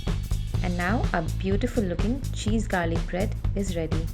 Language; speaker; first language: English; non-native, local second language; Hindi